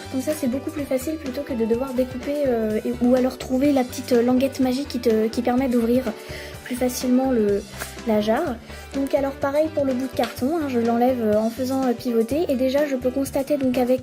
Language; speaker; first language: French; native; French